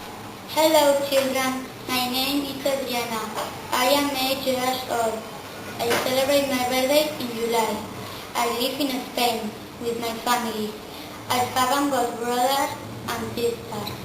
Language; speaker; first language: English; non-native, learner; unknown